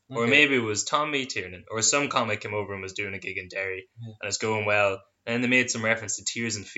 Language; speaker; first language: English; native; English